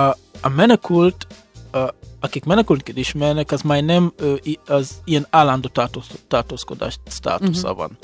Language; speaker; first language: Hungarian; non-native, fluent; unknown